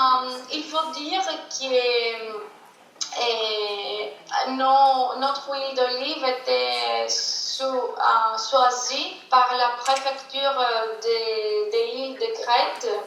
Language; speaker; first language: French; non-native, fluent; Greek